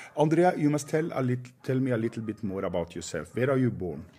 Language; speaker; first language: English; non-native, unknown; Norwegian